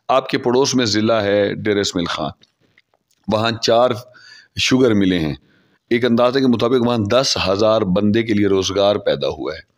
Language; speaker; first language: Urdu; non-native, local second language; Saraiki